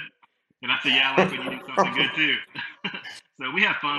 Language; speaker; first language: English; native; English